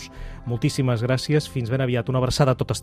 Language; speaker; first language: Catalan; native; Catalan